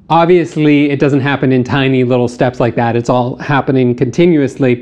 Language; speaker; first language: English; native; English